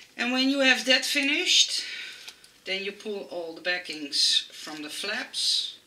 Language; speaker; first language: English; non-native, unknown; Dutch